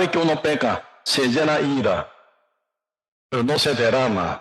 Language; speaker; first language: Spanish; non-native, learner; Korean